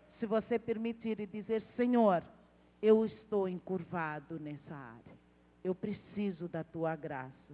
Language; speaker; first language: Portuguese; non-native, local second language; Tsonga